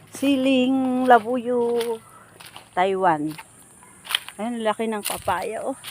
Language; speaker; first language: Filipino; non-native, local second language; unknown